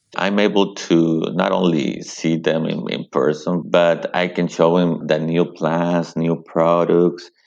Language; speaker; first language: English; non-native, fluent; Spanish